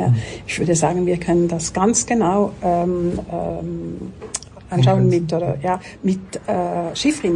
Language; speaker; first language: German; non-native, local second language; French